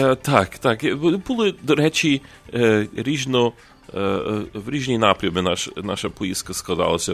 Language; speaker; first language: Ukrainian; early bilingual, heritage; Ukrainian